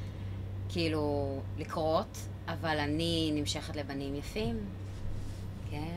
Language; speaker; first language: Hebrew; native; Hebrew